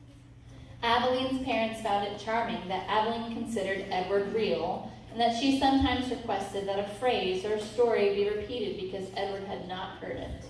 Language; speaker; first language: English; native; English